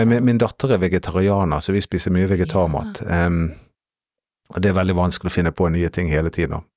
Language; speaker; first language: Norwegian; native; Norwegian